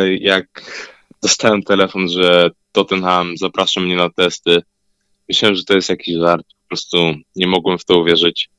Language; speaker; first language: Polish; early bilingual, heritage; Polish